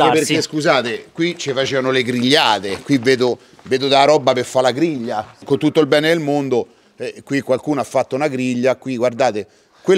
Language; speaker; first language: Italian; native; Italian